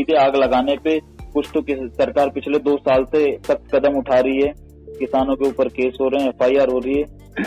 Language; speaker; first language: Hindi; native; Hindi